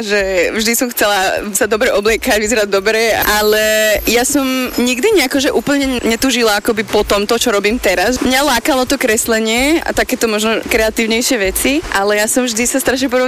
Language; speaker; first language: Slovak; non-native, fluent; Spanish